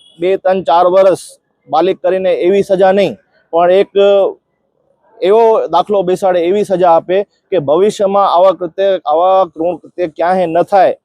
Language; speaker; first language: Gujarati; non-native, local second language; Sindhi